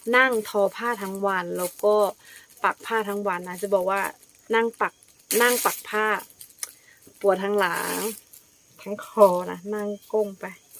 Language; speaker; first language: Thai; non-native, local second language; Karen languages